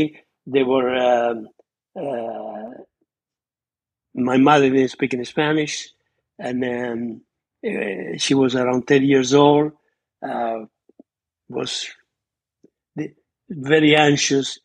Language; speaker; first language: English; non-native, fluent; Spanish